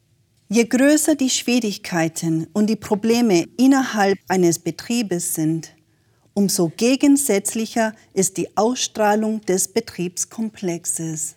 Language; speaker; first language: German; native; German